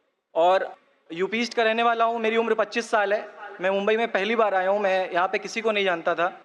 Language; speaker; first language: Hindi; native; Hindi